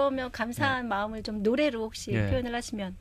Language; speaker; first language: Korean; native; Korean